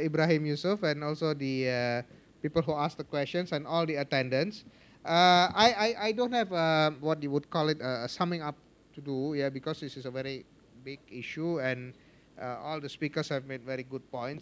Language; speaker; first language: English; non-native, fluent; Indonesian